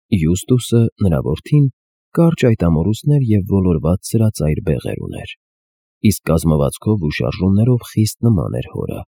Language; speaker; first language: Armenian; native; Armenian